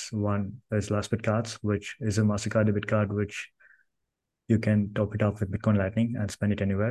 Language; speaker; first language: English; non-native, local second language; Kannada